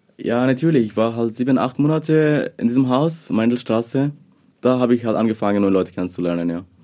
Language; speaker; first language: German; non-native, fluent; Bangla